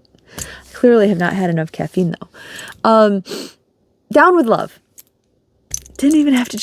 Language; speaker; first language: English; native; English